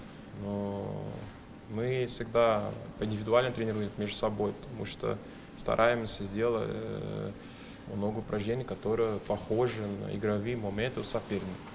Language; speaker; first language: Russian; non-native, fluent; Portuguese